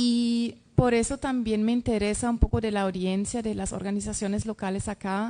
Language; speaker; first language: Spanish; non-native, fluent; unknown